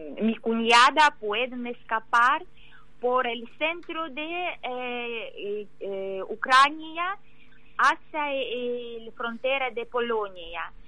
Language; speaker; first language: Spanish; non-native, learner; Ukrainian